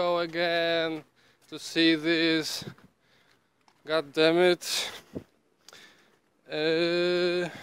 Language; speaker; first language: English; non-native, learner; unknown